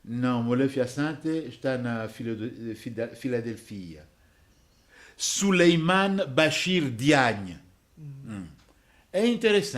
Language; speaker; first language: Portuguese; non-native, fluent; French